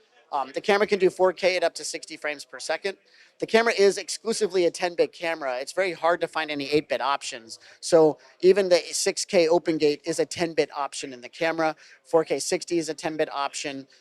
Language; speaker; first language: English; native; English